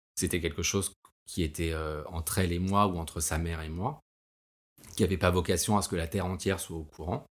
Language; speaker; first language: French; native; French